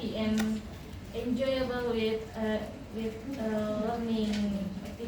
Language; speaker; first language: English; non-native, learner; Indonesian